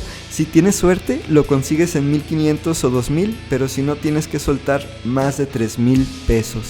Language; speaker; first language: Spanish; native; Spanish